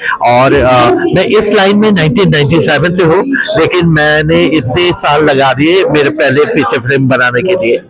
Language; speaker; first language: Hindi; non-native, local second language; Assamese